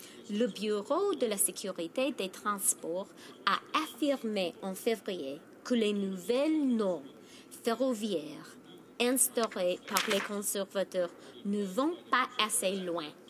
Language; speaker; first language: French; non-native, fluent; English